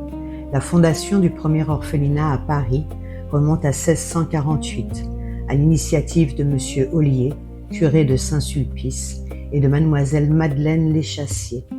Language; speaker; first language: French; native; French